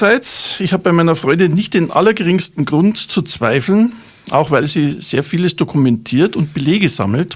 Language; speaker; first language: German; native; German